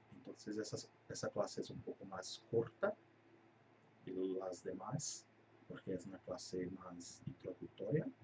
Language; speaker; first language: Spanish; non-native, fluent; Portuguese